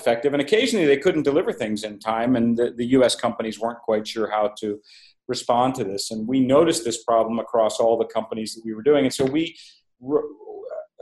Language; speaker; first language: English; native; English